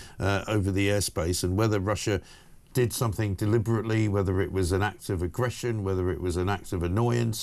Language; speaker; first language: English; native; English